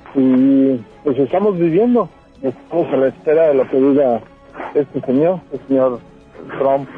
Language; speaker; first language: Spanish; native; Spanish